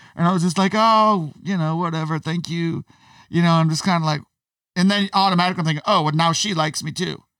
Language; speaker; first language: English; native; English